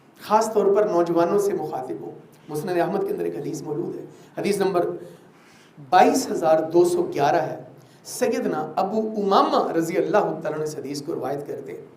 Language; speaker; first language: Urdu; non-native, local second language; Punjabi